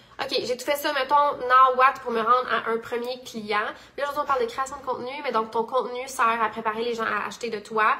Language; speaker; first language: French; native; French